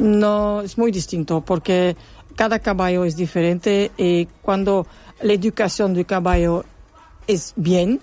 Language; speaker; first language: Spanish; non-native, learner; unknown